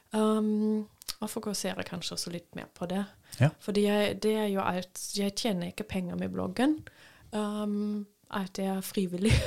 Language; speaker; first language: Norwegian; non-native, fluent; German